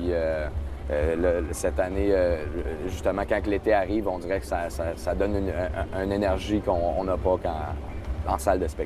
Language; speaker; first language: French; native; French